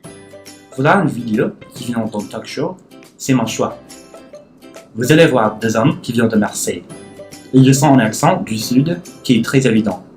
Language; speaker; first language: French; non-native, learner; English